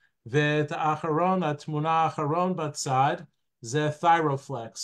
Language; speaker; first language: Hebrew; non-native, fluent; English